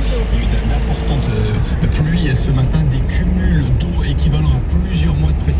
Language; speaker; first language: French; native; French